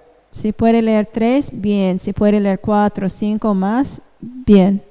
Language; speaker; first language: Spanish; non-native, fluent; English